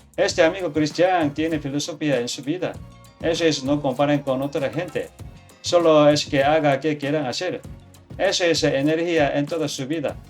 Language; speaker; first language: Spanish; non-native, learner; Korean